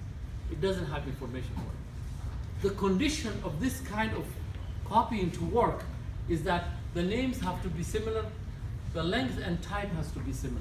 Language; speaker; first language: English; non-native, fluent; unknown